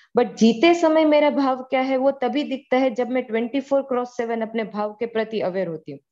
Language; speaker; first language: Hindi; non-native, local second language; Gujarati